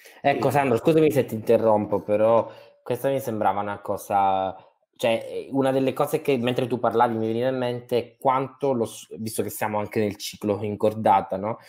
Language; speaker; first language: Italian; native; Italian